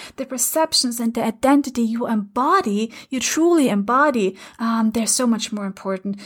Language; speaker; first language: English; non-native, fluent; German